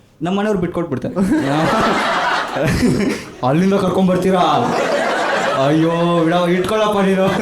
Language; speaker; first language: Kannada; native; Kannada